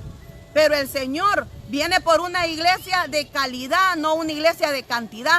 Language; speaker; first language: Spanish; native; Spanish